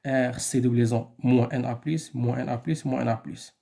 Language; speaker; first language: French; non-native, local second language; Arabic